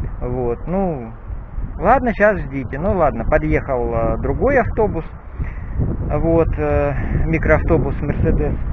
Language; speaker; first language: Russian; native; Russian